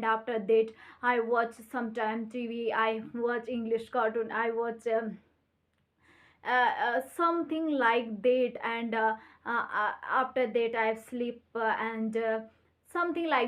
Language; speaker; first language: English; non-native, learner; Hindi